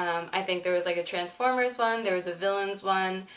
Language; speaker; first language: English; native; English